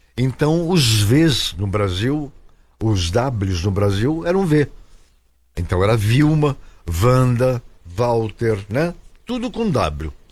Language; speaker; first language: Portuguese; native; Portuguese